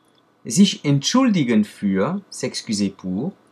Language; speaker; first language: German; non-native, fluent; French